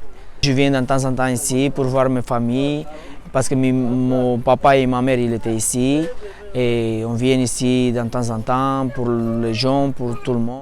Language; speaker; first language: French; non-native, learner; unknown